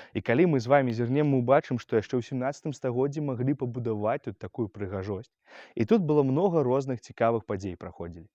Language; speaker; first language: Belarusian; native; Belarusian